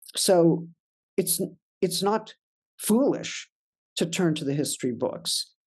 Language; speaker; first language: English; native; English